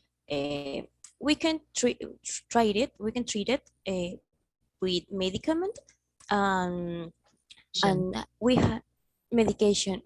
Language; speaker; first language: English; non-native, learner; Spanish